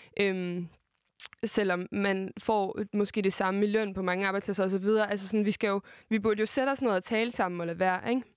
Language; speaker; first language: Danish; native; Danish